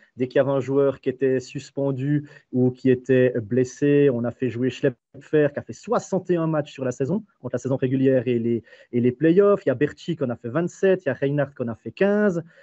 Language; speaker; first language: French; native; French